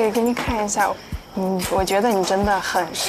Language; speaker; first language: Chinese; non-native, fluent; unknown